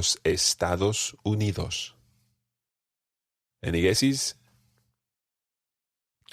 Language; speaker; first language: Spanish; non-native, fluent; English